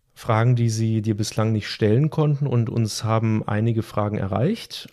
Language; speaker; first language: German; native; German